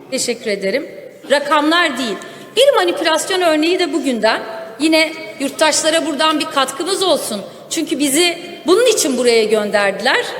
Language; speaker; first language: Turkish; non-native, local second language; Kurdish